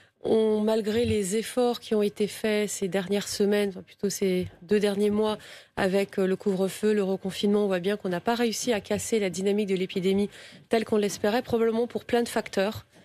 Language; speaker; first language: French; native; French